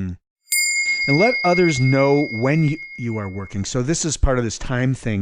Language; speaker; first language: English; native; English